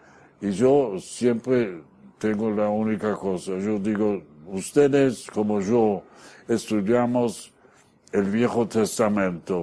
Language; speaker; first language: Spanish; non-native, fluent; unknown